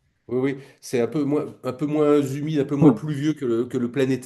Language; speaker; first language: French; native; French